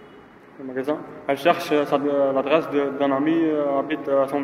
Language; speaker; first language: French; non-native, learner; Arabic